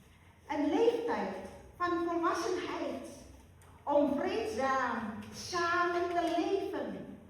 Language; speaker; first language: Dutch; early bilingual, other home language; Malay